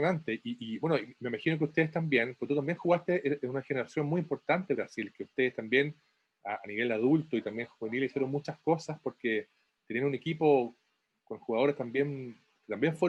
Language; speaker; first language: Spanish; native; Spanish